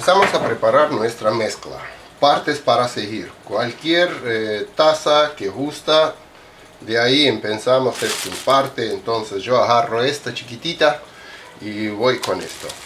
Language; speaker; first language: Spanish; non-native, fluent; Russian